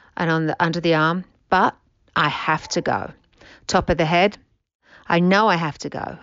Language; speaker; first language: English; native; English